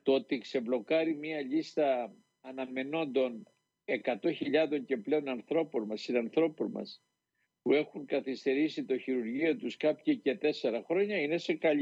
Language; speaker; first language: Greek; native; Greek